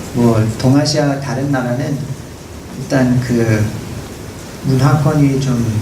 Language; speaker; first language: Korean; non-native, fluent; English